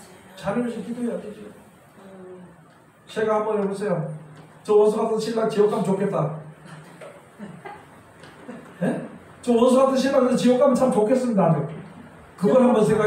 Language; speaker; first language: Korean; native; Korean